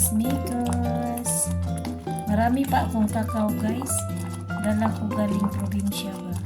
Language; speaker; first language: Filipino; non-native, local second language; Cebuano